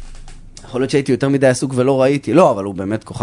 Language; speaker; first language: Hebrew; native; Hebrew